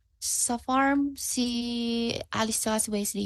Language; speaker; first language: Filipino; non-native, learner; Chinese